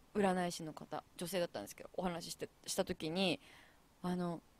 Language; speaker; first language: Japanese; native; Japanese